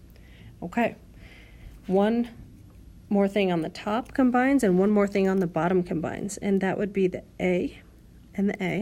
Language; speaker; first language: English; native; English